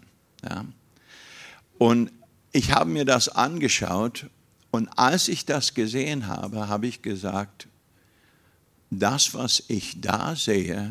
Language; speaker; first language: German; non-native, fluent; English